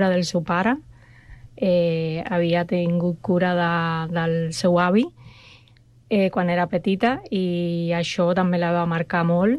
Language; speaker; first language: Catalan; non-native, fluent; Spanish